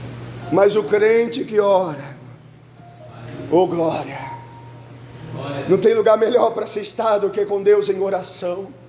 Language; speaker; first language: Portuguese; native; Portuguese